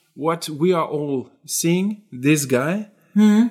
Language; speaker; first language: English; non-native, fluent; French